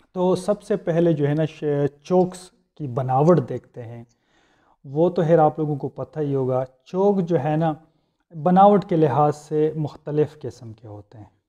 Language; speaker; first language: Urdu; non-native, local second language; Punjabi